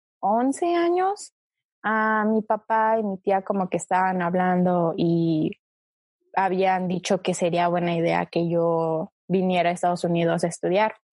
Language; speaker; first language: Spanish; early bilingual, other home language; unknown